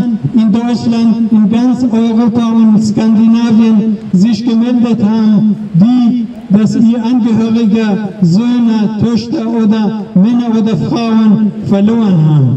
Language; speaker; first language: German; non-native, learner; Persian